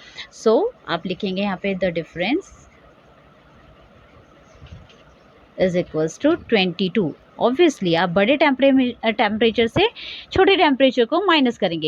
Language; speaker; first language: Hindi; native; Hindi